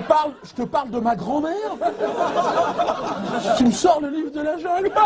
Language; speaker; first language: French; native; French